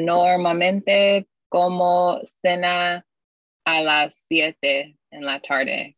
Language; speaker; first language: Spanish; non-native, learner; English